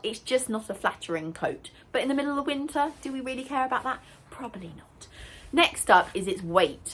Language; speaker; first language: English; native; English